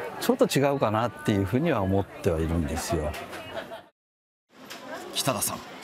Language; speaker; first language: Japanese; native; Japanese